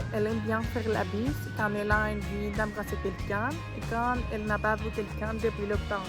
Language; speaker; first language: French; non-native, learner; Greek